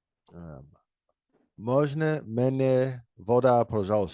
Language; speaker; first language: Russian; non-native, learner; English